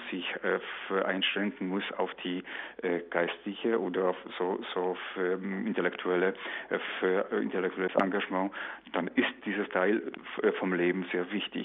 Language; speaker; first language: German; non-native, fluent; Polish